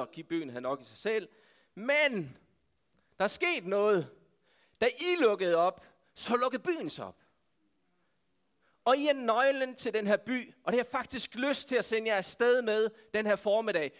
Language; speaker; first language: Danish; native; Danish